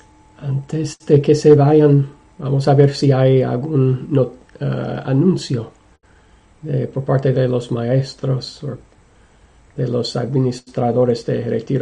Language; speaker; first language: Spanish; non-native, fluent; English